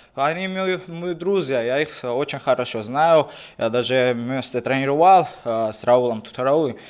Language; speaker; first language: Russian; non-native, learner; Georgian